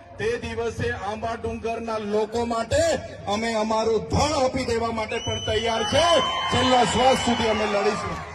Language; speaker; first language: Gujarati; non-native, local second language; Vasavi